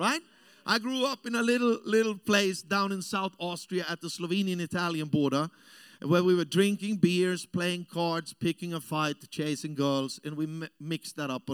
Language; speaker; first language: English; non-native, fluent; German